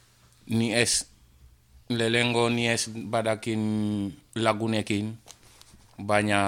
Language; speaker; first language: Basque; non-native, learner; Wolof